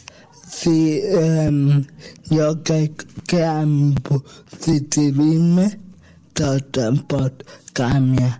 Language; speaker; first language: Catalan; non-native, local second language; Spanish